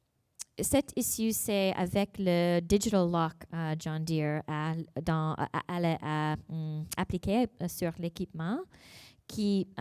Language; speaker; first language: French; non-native, learner; English